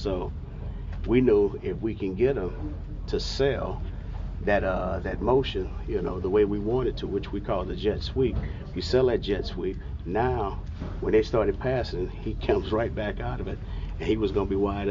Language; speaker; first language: English; native; English